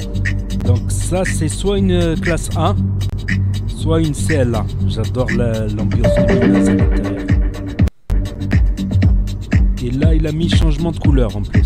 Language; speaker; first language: French; native; French